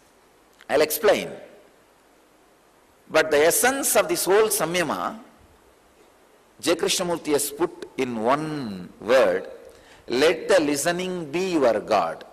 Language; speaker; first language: English; non-native, local second language; Tamil